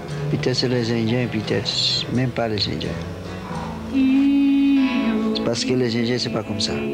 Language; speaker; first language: French; non-native, local second language; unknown